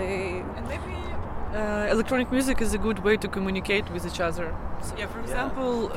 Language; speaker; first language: English; non-native, learner; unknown